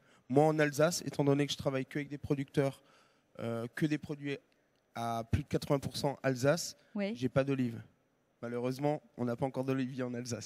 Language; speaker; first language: French; native; French